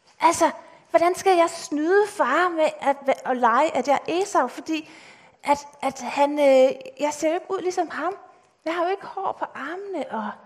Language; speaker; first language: Danish; native; Danish